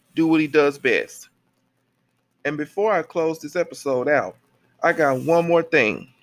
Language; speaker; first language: English; native; English